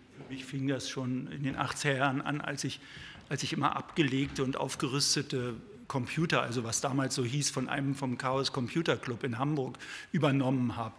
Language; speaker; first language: German; native; German